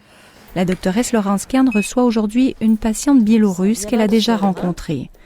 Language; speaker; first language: French; native; French